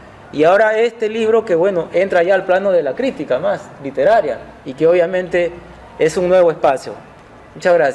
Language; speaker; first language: Spanish; native; Spanish